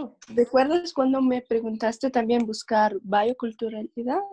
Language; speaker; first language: Spanish; non-native, learner; English